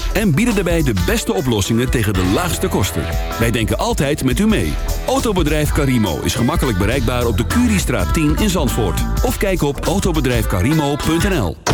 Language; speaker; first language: Dutch; native; Dutch